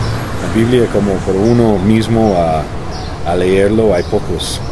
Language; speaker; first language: Spanish; early bilingual, heritage; English